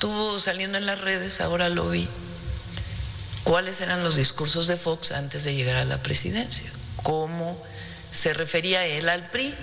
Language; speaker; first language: Spanish; native; Spanish